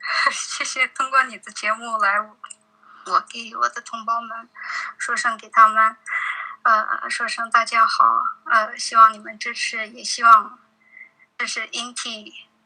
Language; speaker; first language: Chinese; non-native, local second language; Uyghur